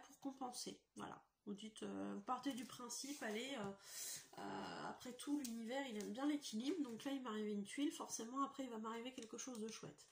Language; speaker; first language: French; native; French